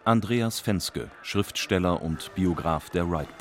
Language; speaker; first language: German; native; German